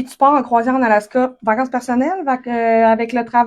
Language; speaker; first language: French; native; French